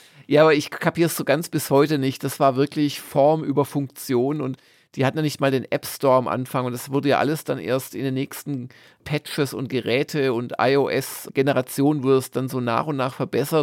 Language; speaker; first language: German; native; German